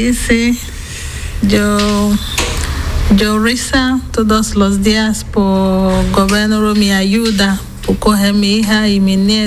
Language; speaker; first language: Spanish; non-native, learner; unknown